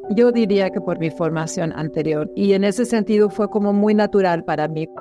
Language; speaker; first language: Spanish; non-native, fluent; German